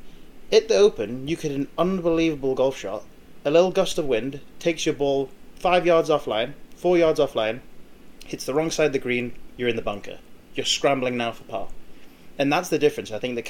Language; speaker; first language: English; native; English